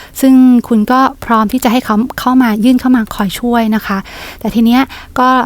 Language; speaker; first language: Thai; native; Thai